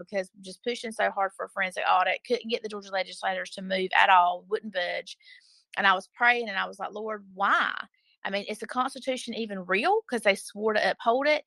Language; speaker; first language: English; native; English